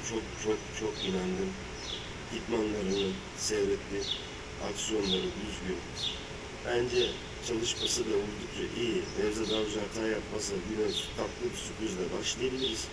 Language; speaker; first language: Turkish; native; Turkish